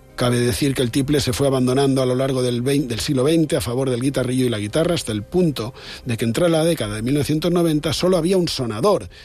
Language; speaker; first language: Spanish; non-native, local second language; Catalan